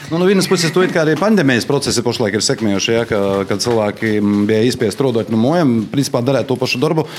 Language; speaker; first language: Latvian; native; Latvian